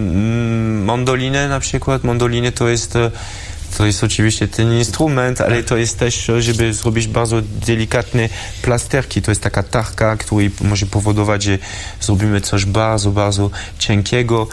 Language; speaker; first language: Polish; early bilingual, heritage; French